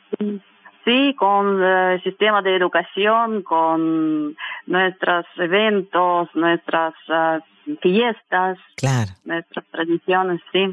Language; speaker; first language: Spanish; non-native, fluent; Russian